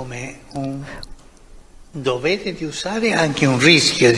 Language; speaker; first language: Italian; non-native, fluent; Spanish